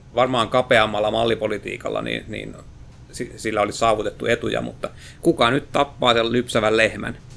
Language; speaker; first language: Finnish; native; Finnish